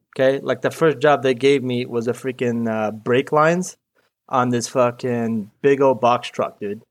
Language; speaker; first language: English; early bilingual, other home language; Arabic